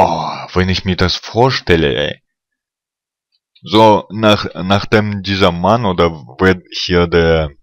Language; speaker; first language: German; non-native, fluent; Russian